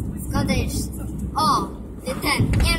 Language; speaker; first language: Polish; native; Polish